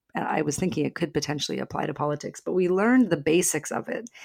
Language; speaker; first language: English; native; English